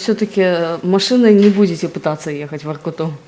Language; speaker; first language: Russian; native; Russian